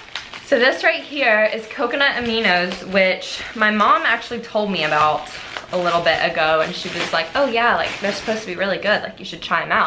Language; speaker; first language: English; native; English